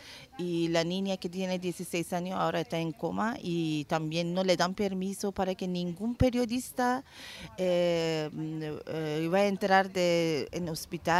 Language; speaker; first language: Spanish; non-native, learner; Persian